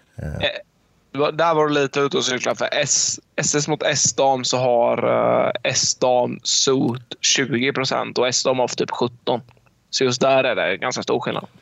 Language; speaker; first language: Swedish; native; Swedish